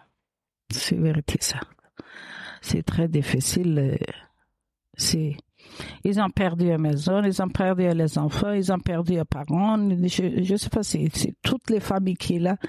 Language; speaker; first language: French; non-native, learner; Kurdish